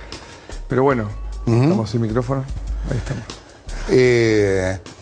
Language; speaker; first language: Spanish; native; Spanish